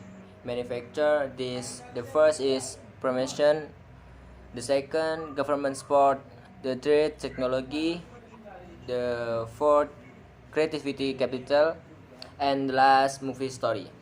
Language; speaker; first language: English; non-native, learner; Indonesian